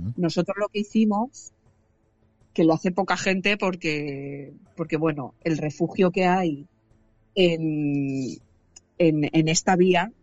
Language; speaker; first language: Spanish; native; Spanish